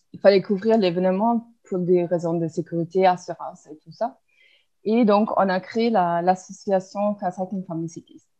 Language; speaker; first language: French; non-native, fluent; German